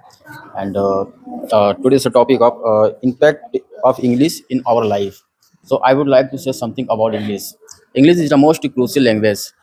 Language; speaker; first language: English; non-native, learner; Hindi